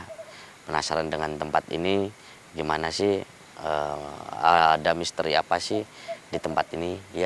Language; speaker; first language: Indonesian; native; Indonesian